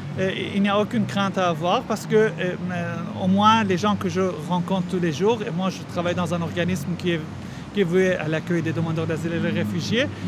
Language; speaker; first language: French; non-native, fluent; Persian